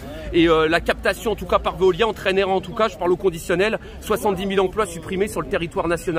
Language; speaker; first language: French; native; French